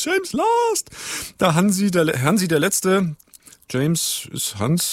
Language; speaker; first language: German; native; German